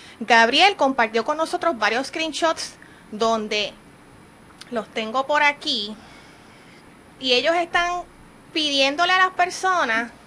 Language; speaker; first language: Spanish; native; Spanish